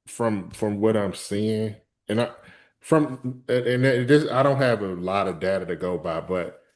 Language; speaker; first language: English; native; English